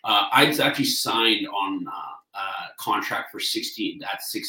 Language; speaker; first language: English; native; English